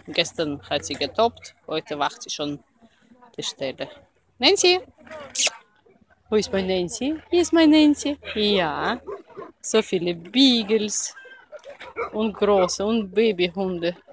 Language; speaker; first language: German; non-native, learner; Russian